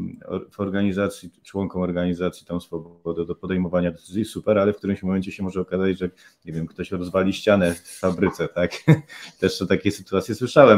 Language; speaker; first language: Polish; native; Polish